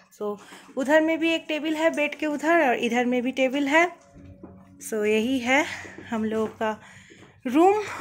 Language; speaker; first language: Hindi; non-native, local second language; Bangla